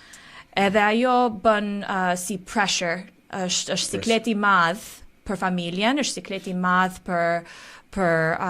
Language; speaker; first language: Albanian; early bilingual, heritage; Albanian